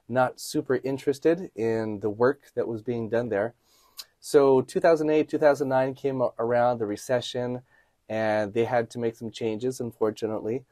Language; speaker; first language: English; native; English